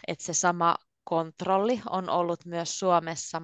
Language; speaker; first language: Finnish; native; Finnish